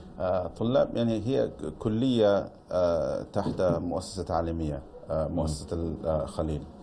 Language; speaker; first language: Arabic; non-native, fluent; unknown